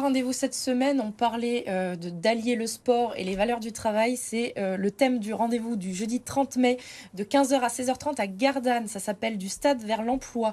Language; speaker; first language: French; native; French